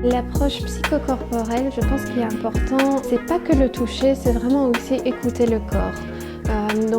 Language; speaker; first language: French; native; French